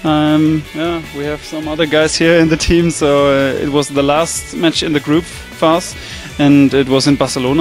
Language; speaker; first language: English; non-native, learner; Serbian